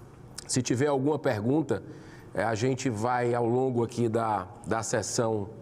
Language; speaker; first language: Portuguese; native; Portuguese